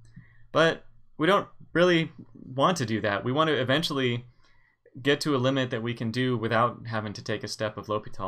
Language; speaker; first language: English; native; English